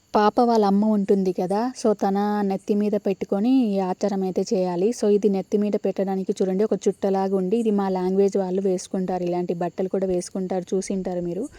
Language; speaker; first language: Telugu; non-native, local second language; Lambadi